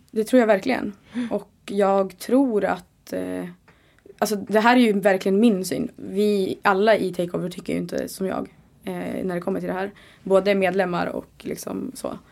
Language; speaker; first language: Swedish; native; Swedish